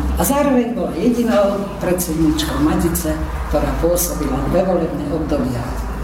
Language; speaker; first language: Slovak; early bilingual, heritage; Slovak